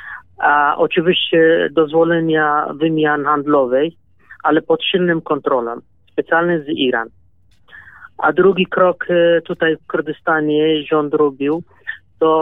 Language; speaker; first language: Polish; non-native, learner; Kurdish